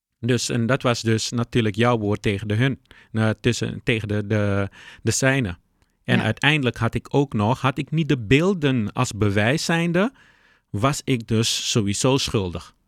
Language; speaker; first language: Dutch; early bilingual, other home language; Papiamento